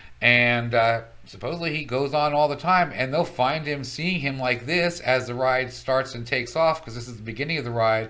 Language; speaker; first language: English; native; English